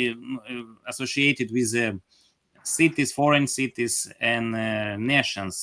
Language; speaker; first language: English; non-native, learner; Ukrainian